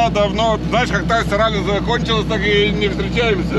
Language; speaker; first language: Russian; non-native, fluent; Lithuanian